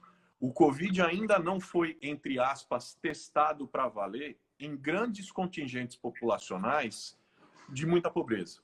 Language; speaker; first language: Portuguese; native; Portuguese